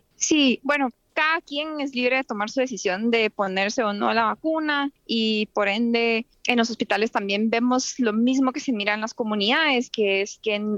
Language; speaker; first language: Spanish; native; Spanish